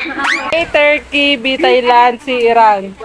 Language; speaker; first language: English; non-native, local second language; Filipino